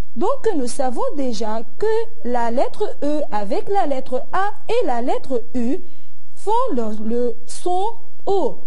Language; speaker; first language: French; non-native, local second language; Arabic